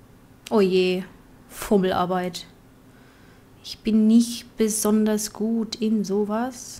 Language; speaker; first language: German; native; German